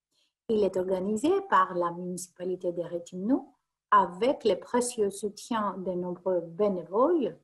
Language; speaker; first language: French; non-native, fluent; Greek